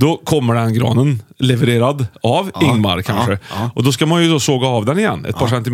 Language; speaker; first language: Swedish; native; Swedish